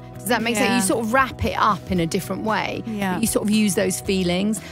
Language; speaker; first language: English; native; English